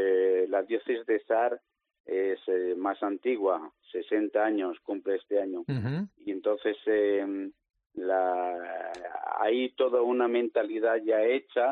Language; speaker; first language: Spanish; native; Spanish